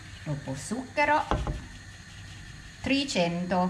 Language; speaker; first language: Italian; non-native, learner; Thai